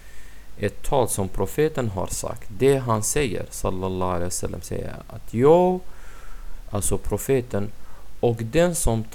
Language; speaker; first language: Swedish; non-native, fluent; Arabic